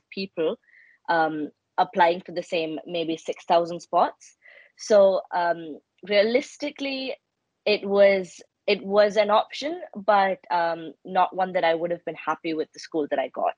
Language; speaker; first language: English; non-native, local second language; Malayalam